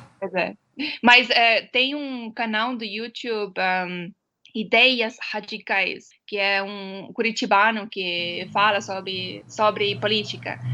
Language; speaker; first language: Portuguese; non-native, fluent; Estonian